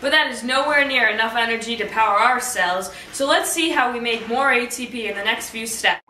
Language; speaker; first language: English; native; English